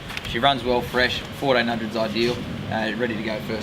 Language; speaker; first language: English; native; English